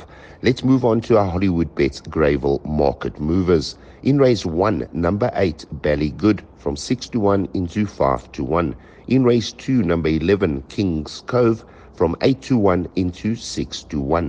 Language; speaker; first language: English; native; English